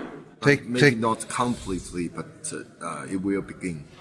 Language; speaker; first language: English; non-native, fluent; Chinese